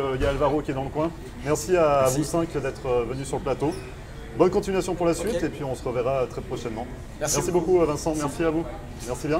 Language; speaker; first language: French; native; French